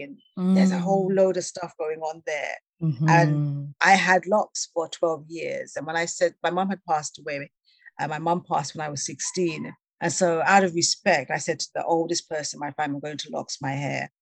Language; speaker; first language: English; native; English